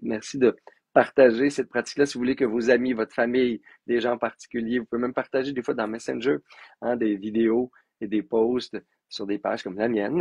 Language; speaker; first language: French; native; French